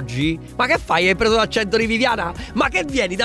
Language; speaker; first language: Italian; native; Italian